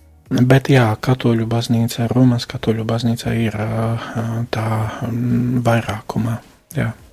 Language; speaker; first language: Latvian; non-native, fluent; Slovak